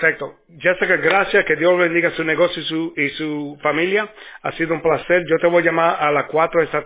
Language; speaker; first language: Spanish; early bilingual, heritage; Spanish